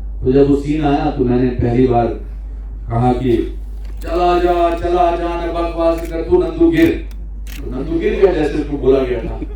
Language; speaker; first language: Hindi; native; Hindi